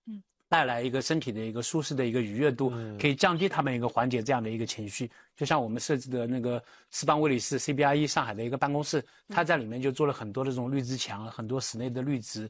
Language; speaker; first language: Chinese; native; Chinese